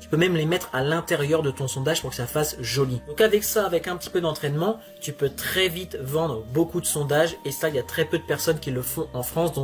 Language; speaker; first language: French; native; French